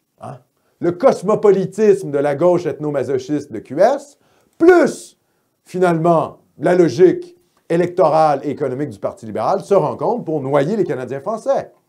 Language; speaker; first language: French; native; French